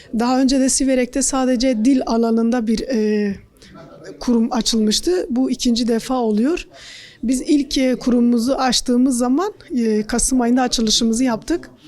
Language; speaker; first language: Turkish; non-native, local second language; Kurdish